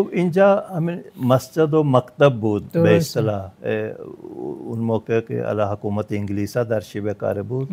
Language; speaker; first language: Persian; non-native, fluent; Punjabi